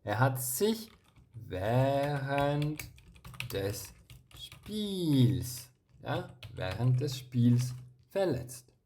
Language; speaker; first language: German; non-native, fluent; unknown